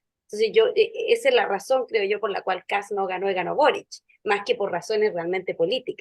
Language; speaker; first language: Spanish; native; Spanish